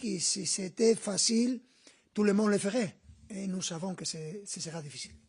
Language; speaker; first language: French; non-native, learner; Spanish